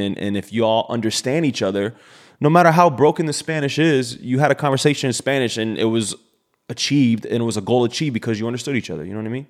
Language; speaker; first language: English; native; English